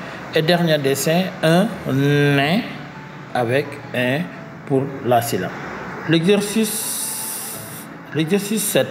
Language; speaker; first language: French; native; French